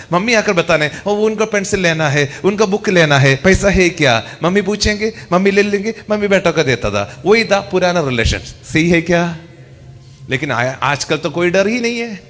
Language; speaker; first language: Hindi; non-native, local second language; Malayalam